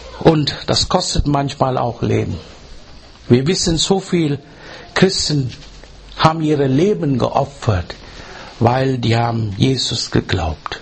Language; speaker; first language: German; non-native, learner; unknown